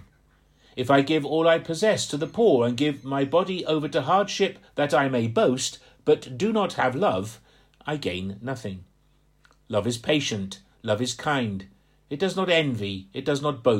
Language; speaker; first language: English; native; English